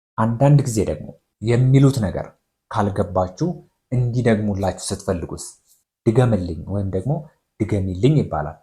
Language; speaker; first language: Amharic; non-native, local second language; Oromo